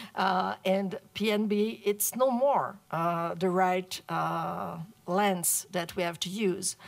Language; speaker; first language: English; non-native, fluent; French